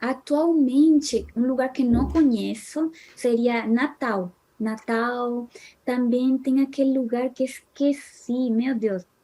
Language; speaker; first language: Portuguese; non-native, fluent; Spanish